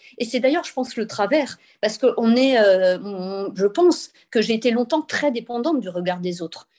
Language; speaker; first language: French; native; French